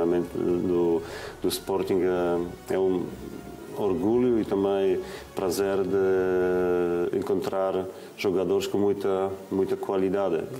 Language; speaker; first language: Portuguese; non-native, fluent; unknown